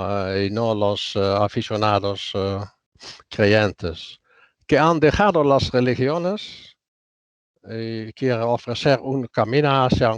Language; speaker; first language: Spanish; non-native, fluent; Dutch